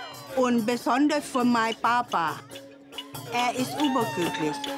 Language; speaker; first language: German; non-native, learner; Thai